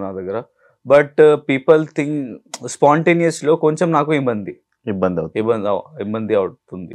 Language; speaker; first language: Telugu; non-native, local second language; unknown